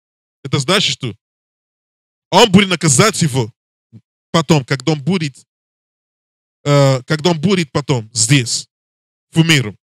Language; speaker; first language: Russian; non-native, learner; English